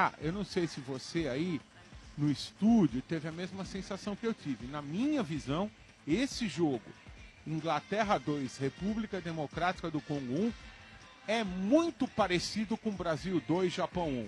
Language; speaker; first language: Portuguese; native; Portuguese